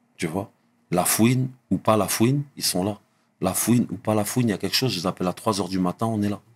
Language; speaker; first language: French; early bilingual, other home language; Arabic